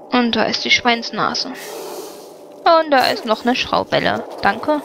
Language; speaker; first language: German; native; German